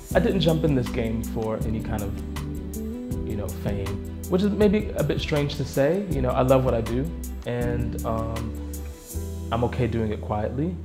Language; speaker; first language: English; native; English